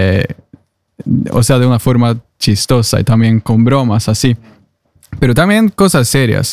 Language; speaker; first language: Spanish; non-native, fluent; Norwegian